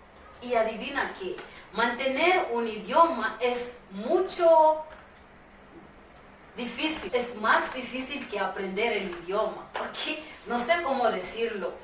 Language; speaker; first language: Spanish; non-native, fluent; Swahili